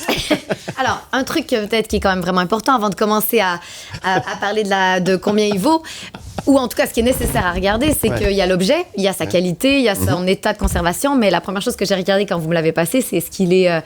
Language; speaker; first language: French; native; French